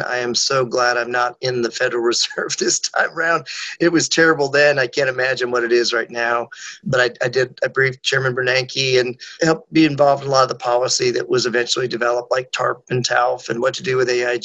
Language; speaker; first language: English; native; English